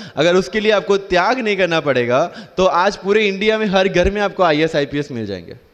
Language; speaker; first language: Hindi; non-native, local second language; Gujarati